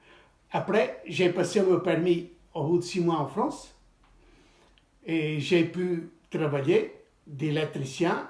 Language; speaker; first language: French; non-native, fluent; Portuguese